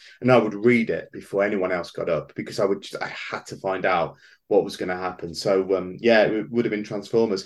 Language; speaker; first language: English; native; English